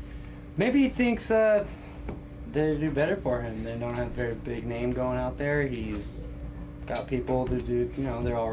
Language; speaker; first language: English; native; English